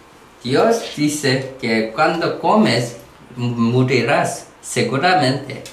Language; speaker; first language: Spanish; non-native, learner; Korean